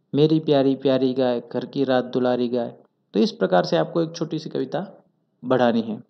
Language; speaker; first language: Hindi; non-native, local second language; Gujarati